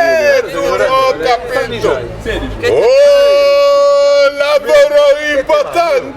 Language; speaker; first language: Italian; non-native, learner; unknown